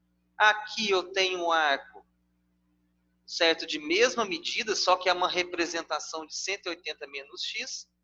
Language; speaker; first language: Portuguese; native; Portuguese